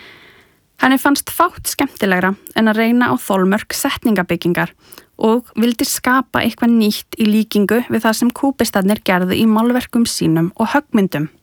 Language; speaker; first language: Icelandic; native; Icelandic